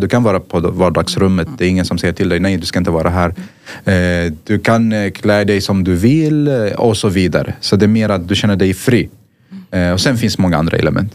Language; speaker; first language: Swedish; non-native, fluent; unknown